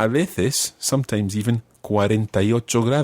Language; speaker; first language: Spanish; non-native, fluent; English